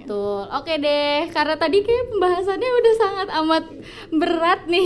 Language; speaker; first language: Indonesian; native; Indonesian